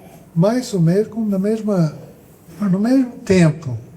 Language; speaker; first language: Portuguese; non-native, fluent; English